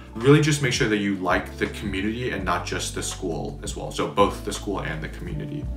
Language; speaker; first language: English; native; English